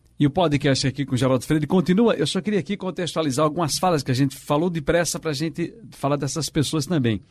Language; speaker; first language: Portuguese; native; Portuguese